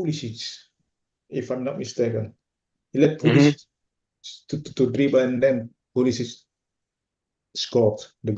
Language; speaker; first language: English; non-native, fluent; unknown